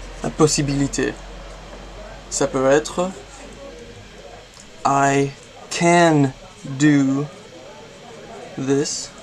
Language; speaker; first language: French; non-native, fluent; English